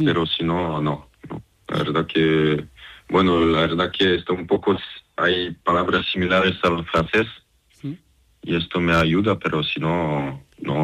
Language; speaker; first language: Spanish; non-native, fluent; French